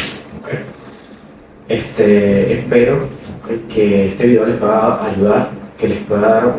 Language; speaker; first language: Spanish; native; Spanish